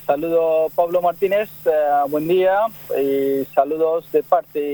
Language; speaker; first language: Spanish; non-native, learner; Bangla